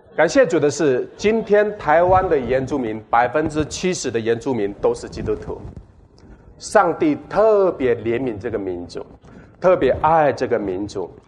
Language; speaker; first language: Chinese; non-native, local second language; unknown